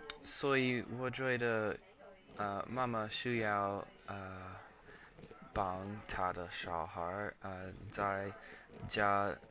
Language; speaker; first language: Chinese; non-native, learner; English